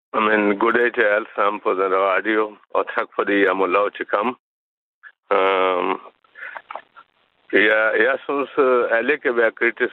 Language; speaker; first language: Danish; non-native, learner; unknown